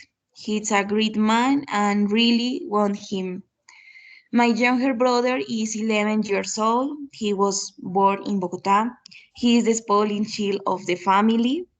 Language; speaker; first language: English; non-native, learner; Spanish